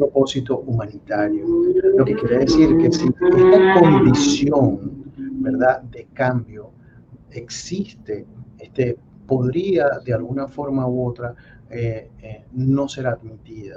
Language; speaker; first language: Spanish; native; Spanish